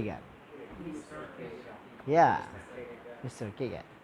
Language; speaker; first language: English; non-native, learner; Indonesian